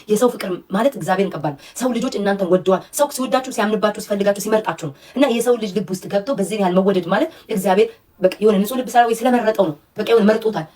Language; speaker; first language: Amharic; native; Amharic